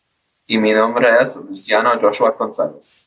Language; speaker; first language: Spanish; early bilingual, heritage; English